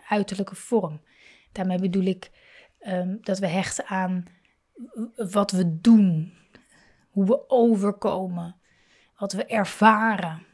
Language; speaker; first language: Dutch; native; Dutch